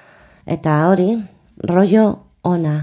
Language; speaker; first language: Basque; non-native, local second language; Spanish